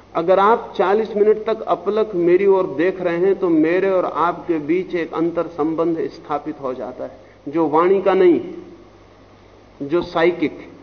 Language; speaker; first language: Hindi; native; Hindi